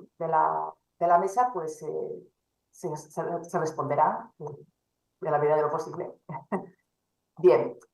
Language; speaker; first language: Spanish; native; Spanish